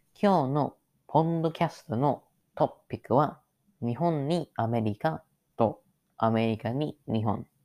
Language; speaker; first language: Japanese; non-native, learner; English